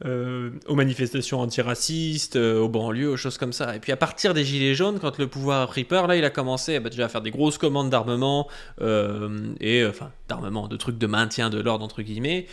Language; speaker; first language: French; native; French